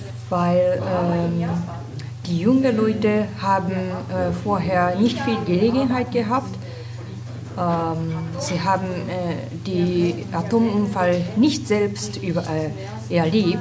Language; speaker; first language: German; non-native, learner; Japanese